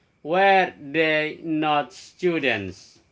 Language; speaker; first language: English; non-native, fluent; Indonesian